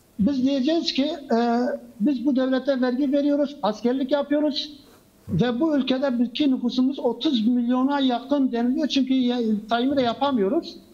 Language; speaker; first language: Turkish; non-native, local second language; Kurdish